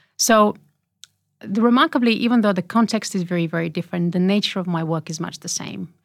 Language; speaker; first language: English; non-native, fluent; Bulgarian